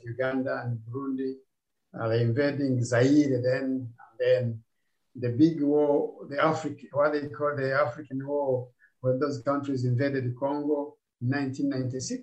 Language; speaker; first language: English; non-native, local second language; Kinyarwanda